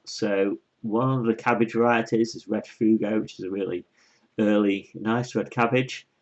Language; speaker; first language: English; native; English